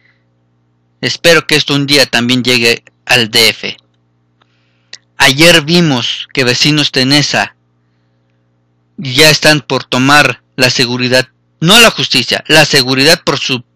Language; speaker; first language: Spanish; native; Spanish